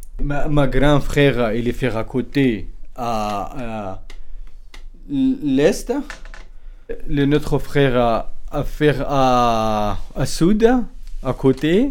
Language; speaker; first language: French; non-native, learner; Kurdish